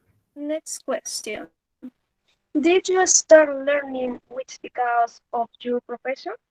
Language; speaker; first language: English; non-native, learner; Spanish